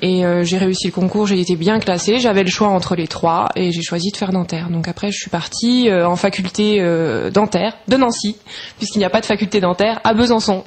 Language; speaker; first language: French; native; French